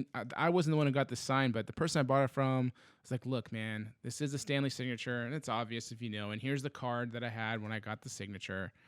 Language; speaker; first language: English; native; English